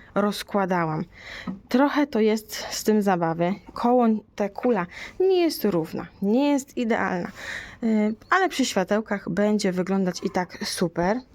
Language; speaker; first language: Polish; native; Polish